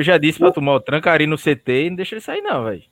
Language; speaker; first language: Portuguese; native; Portuguese